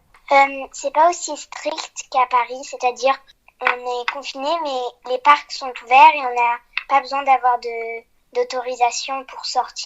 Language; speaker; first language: French; early bilingual, heritage; French